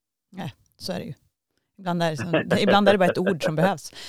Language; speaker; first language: Swedish; native; Swedish